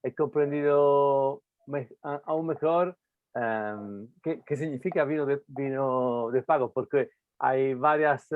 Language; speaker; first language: Spanish; non-native, fluent; Italian